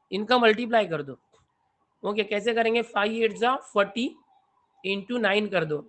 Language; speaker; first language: Hindi; non-native, local second language; Marathi